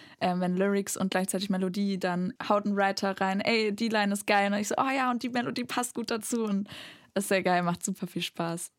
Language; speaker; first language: German; native; German